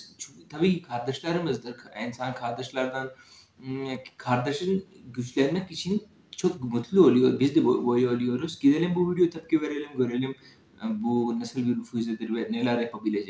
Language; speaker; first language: Turkish; non-native, fluent; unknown